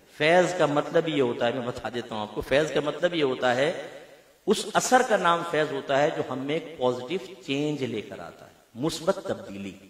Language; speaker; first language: Urdu; native; Urdu